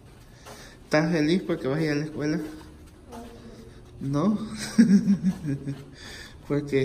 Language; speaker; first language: Spanish; native; Spanish